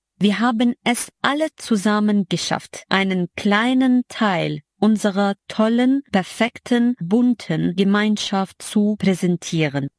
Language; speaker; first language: German; non-native, fluent; Arabic